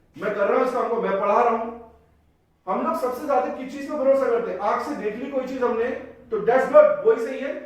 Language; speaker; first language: Hindi; native; Hindi